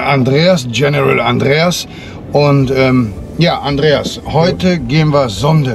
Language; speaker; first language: German; native; German